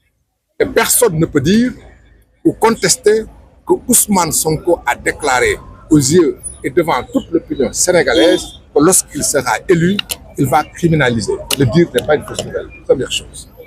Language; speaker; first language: French; non-native, local second language; Wolof